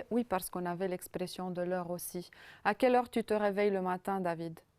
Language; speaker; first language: French; non-native, fluent; Romanian